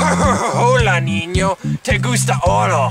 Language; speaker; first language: Spanish; non-native, learner; English